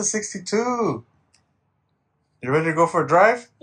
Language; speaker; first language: English; native; English